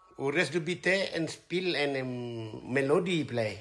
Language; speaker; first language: German; non-native, learner; Indonesian